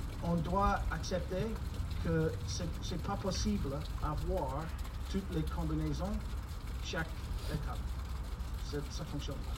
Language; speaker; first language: French; non-native, fluent; English